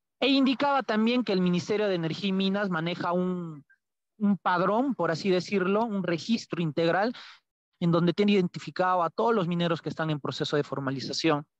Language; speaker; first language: Spanish; native; Spanish